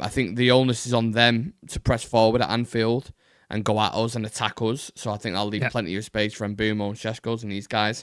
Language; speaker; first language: English; native; English